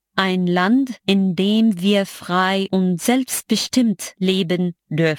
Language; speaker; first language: German; non-native, fluent; Arabic